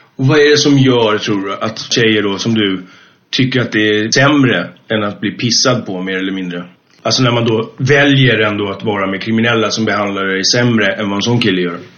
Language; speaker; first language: Swedish; native; Swedish